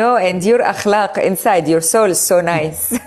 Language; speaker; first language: English; non-native, fluent; Arabic